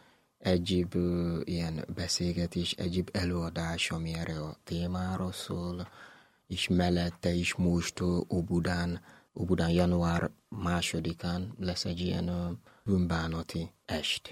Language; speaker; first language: Hungarian; non-native, fluent; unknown